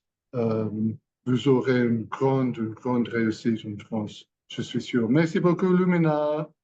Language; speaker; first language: French; non-native, learner; English